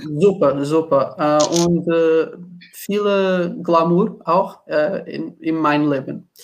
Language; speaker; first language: German; non-native, learner; Portuguese